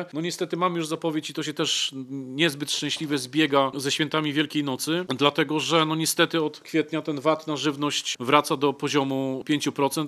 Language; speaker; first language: Polish; native; Polish